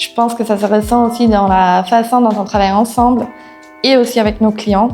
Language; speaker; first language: French; non-native, fluent; German